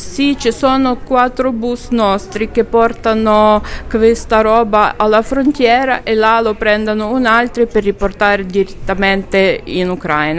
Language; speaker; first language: Italian; non-native, learner; Ukrainian